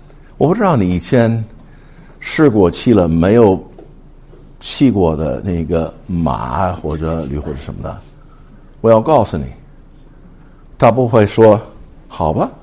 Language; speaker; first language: Chinese; non-native, fluent; English